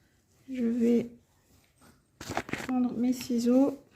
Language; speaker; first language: French; native; French